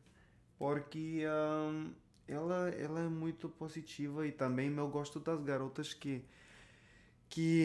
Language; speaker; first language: Portuguese; non-native, learner; Spanish